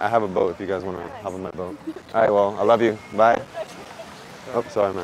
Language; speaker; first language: English; early bilingual, other home language; Spanish